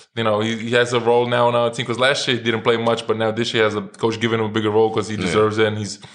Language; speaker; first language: English; non-native, fluent; Lithuanian